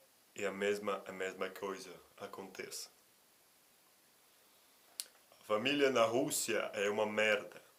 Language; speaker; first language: Portuguese; non-native, fluent; Russian